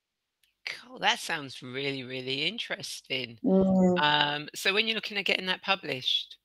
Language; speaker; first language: English; native; English